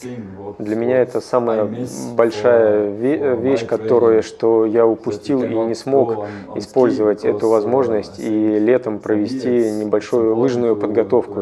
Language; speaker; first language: Russian; non-native, fluent; German